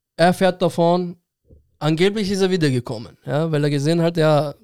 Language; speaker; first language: German; early bilingual, other home language; Persian